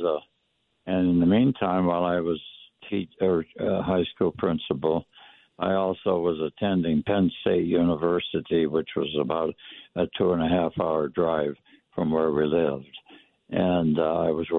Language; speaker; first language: English; native; English